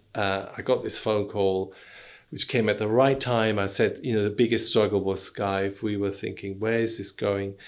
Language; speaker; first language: English; non-native, fluent; German